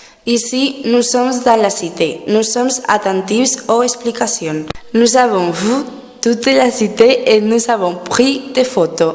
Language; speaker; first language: French; non-native, learner; Spanish